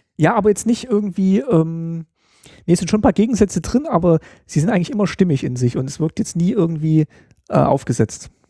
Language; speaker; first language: German; native; German